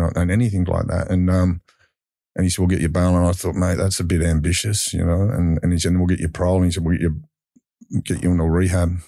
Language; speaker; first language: English; native; English